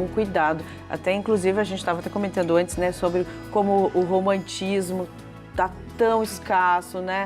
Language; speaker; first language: Portuguese; native; Portuguese